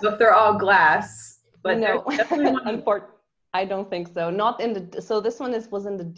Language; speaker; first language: English; non-native, fluent; Portuguese